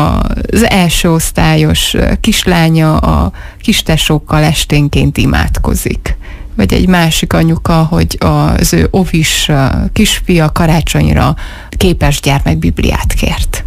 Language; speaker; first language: Hungarian; native; Hungarian